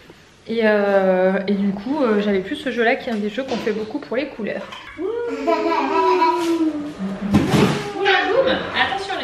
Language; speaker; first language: French; native; French